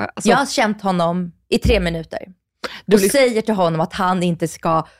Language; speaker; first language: Swedish; non-native, fluent; Russian